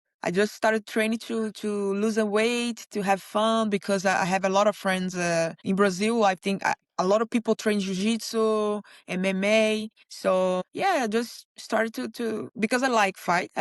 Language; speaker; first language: English; non-native, learner; Portuguese